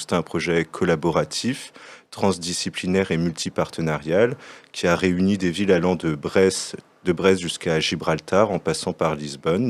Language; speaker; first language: French; native; French